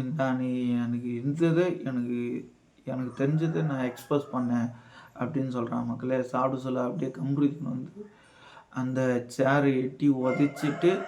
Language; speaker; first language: Tamil; native; Tamil